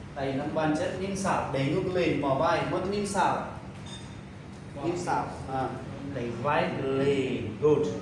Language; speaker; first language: Vietnamese; non-native, learner; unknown